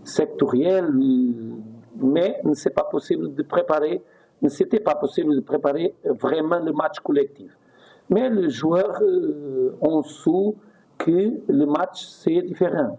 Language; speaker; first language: French; non-native, fluent; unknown